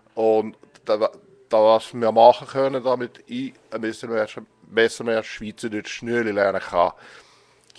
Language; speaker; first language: German; non-native, fluent; English